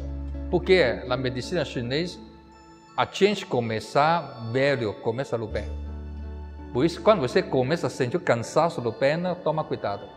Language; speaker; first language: Portuguese; non-native, learner; Chinese